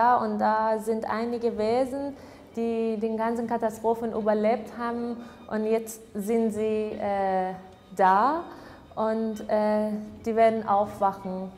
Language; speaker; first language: German; non-native, fluent; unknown